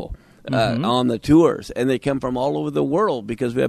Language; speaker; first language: English; native; English